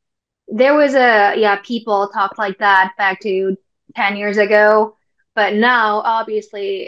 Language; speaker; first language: English; non-native, fluent; Korean